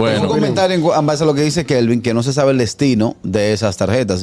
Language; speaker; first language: Spanish; native; Spanish